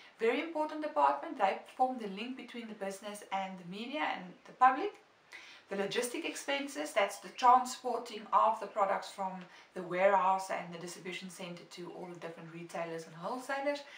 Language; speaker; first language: English; non-native, local second language; Afrikaans